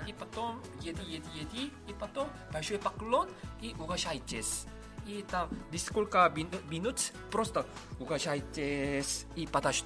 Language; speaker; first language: Russian; non-native, learner; Korean